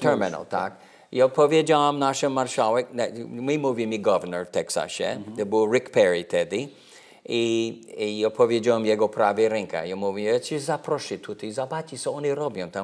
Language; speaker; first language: Polish; early bilingual, heritage; English